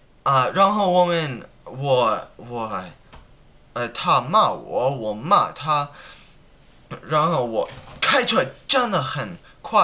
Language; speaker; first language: Chinese; non-native, learner; English